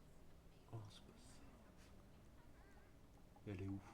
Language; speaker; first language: French; native; French